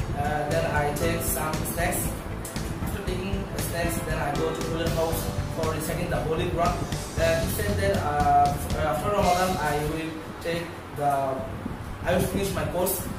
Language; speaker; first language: English; non-native, learner; Bangla